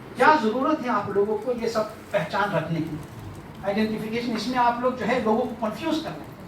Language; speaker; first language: Urdu; non-native, fluent; English